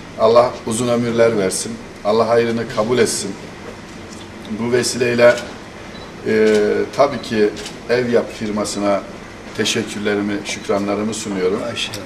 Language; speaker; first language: Turkish; native; Turkish